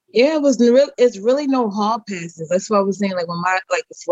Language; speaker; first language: English; native; English